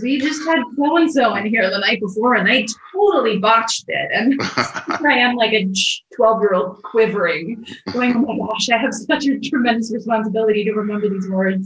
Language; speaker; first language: English; native; English